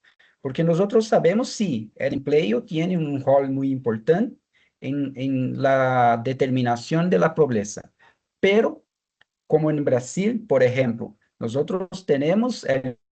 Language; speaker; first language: Spanish; non-native, fluent; Portuguese